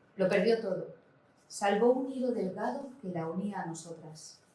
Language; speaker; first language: Spanish; non-native, local second language; Catalan